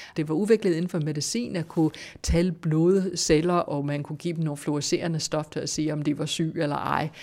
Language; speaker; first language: Danish; non-native, fluent; English